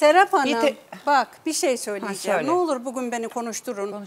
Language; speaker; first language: Turkish; native; Turkish